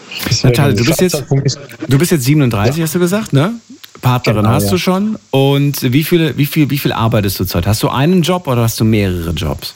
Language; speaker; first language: German; native; German